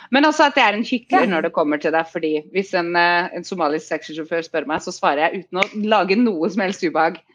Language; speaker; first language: Norwegian; native; Norwegian